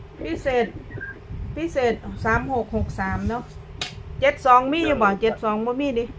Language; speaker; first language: Thai; non-native, local second language; Lao